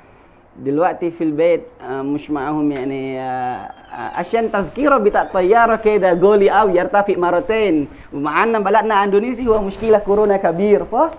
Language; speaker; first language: Arabic; non-native, fluent; Indonesian